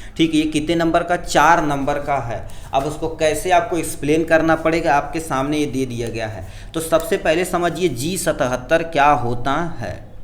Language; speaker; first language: Hindi; native; Hindi